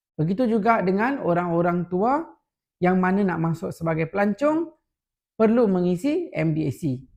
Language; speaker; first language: Malay; non-native, local second language; Tamil